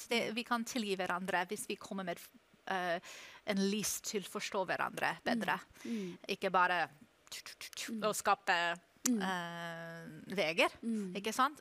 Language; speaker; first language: Norwegian; non-native, learner; English